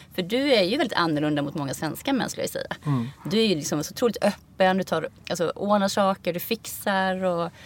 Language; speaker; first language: Swedish; early bilingual, other home language; Icelandic